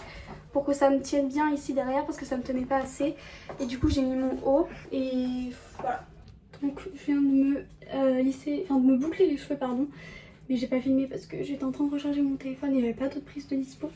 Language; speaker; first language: French; native; French